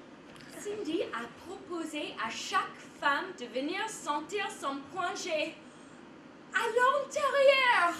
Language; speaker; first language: French; non-native, fluent; English